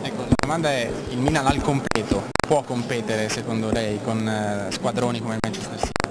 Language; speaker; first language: Italian; native; Italian